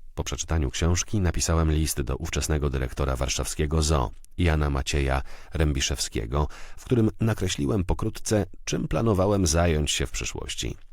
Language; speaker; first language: Polish; native; Polish